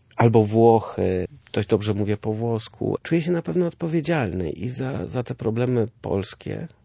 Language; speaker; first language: Polish; early bilingual, heritage; Polish